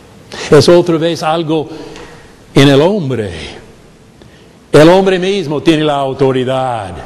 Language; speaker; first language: Spanish; non-native, fluent; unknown